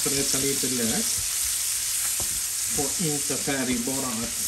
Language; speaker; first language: Swedish; non-native, learner; Arabic